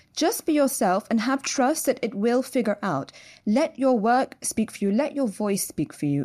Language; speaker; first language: English; native; English